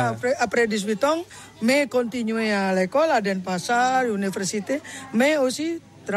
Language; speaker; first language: French; non-native, learner; Balinese